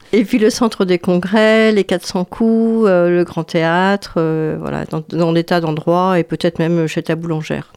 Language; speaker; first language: French; native; French